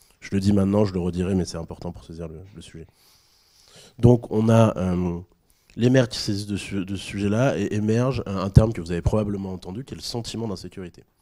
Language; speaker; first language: French; native; French